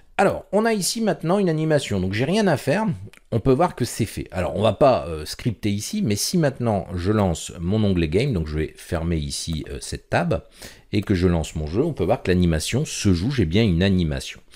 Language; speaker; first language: French; native; French